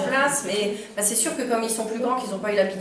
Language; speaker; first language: French; native; French